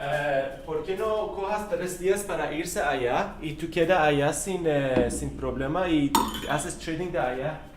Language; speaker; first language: Spanish; non-native, fluent; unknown